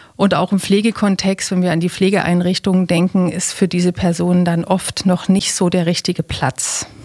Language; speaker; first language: German; native; German